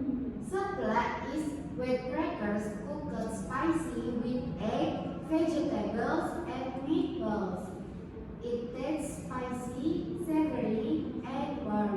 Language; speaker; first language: English; non-native, learner; Indonesian